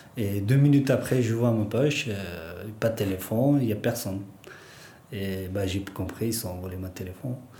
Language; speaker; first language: French; non-native, learner; Persian